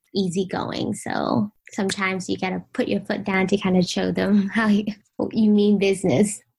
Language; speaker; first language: English; early bilingual, other home language; Vietnamese